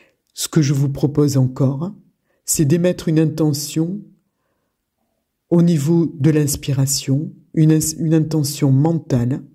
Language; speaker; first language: French; native; French